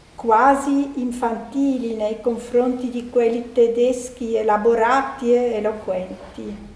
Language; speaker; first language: Italian; non-native, fluent; German